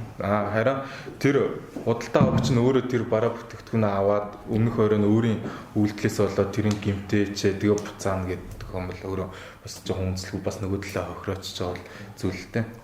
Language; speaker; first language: Mongolian; native; Mongolian